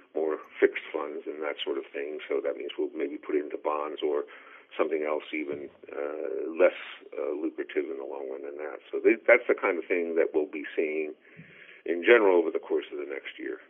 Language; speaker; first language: English; native; English